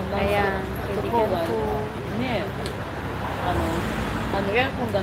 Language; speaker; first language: Japanese; non-native, fluent; Filipino